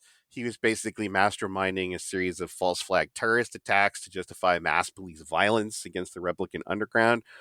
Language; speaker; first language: English; native; English